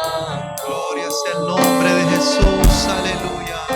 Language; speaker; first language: Spanish; native; Spanish